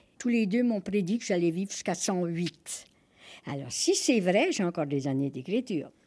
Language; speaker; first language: French; native; French